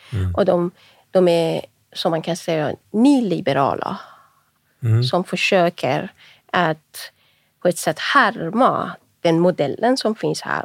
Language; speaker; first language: Swedish; non-native, fluent; Persian